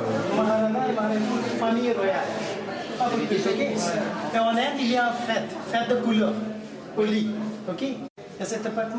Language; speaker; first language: French; non-native, learner; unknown